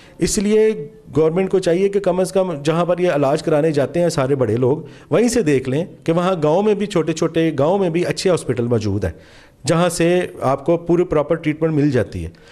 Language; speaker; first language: Urdu; non-native, local second language; Punjabi